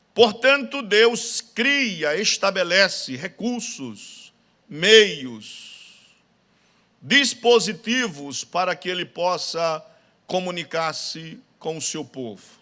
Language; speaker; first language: Portuguese; native; Portuguese